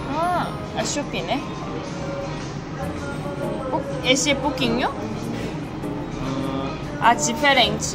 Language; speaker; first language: Portuguese; non-native, learner; Korean